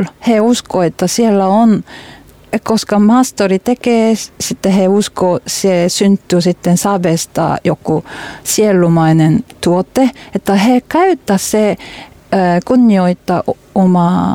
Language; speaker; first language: Finnish; non-native, learner; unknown